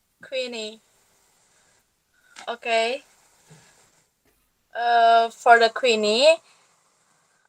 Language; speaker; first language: English; non-native, learner; Indonesian